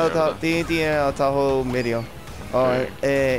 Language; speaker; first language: Spanish; non-native, learner; English